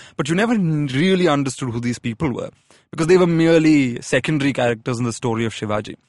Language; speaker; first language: English; non-native, local second language; Malayalam